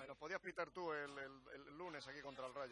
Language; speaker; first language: Spanish; native; Spanish